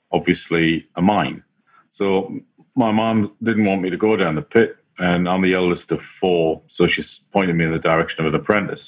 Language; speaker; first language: English; native; English